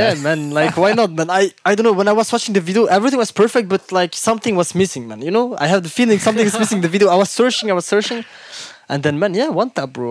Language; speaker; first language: English; non-native, fluent; French